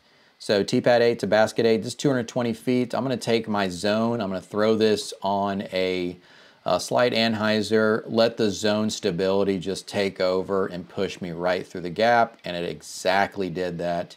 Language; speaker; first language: English; native; English